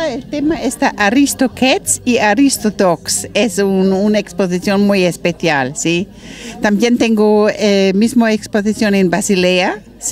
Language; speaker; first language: Spanish; non-native, learner; German